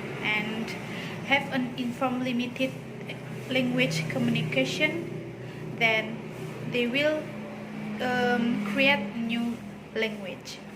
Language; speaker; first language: English; non-native, learner; Indonesian